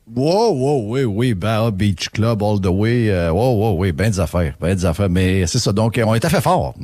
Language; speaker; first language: French; native; French